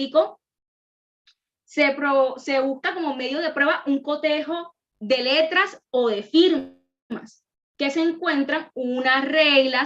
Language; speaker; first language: Spanish; native; Spanish